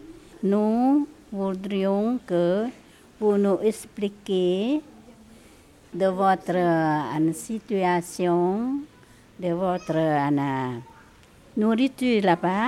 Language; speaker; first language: French; non-native, learner; Lao